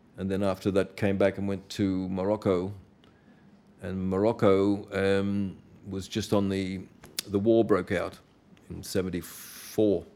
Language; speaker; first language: English; native; English